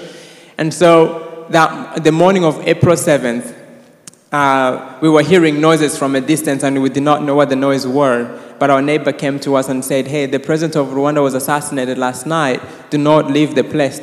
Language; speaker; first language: English; non-native, local second language; Kinyarwanda